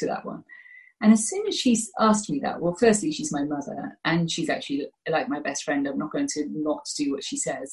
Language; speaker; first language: English; native; English